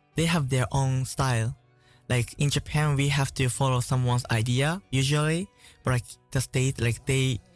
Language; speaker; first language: English; non-native, learner; Japanese